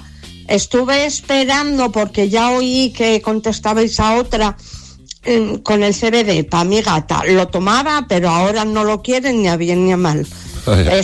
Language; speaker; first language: Spanish; native; Spanish